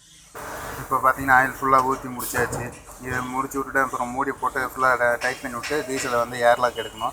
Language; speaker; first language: Tamil; native; Tamil